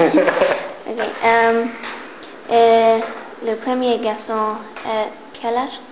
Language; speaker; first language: French; non-native, learner; English